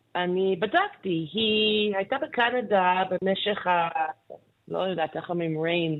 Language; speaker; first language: Hebrew; non-native, fluent; English